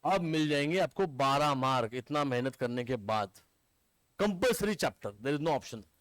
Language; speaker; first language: Hindi; non-native, local second language; Marathi